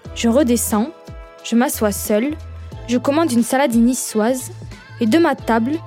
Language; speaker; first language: French; native; French